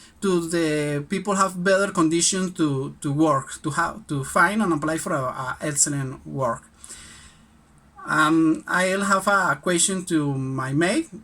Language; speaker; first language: English; non-native, learner; Spanish